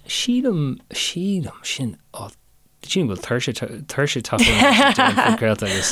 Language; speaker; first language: Irish; non-native, local second language; English